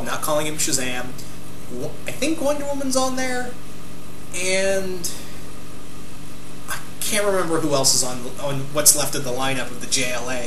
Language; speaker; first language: English; native; English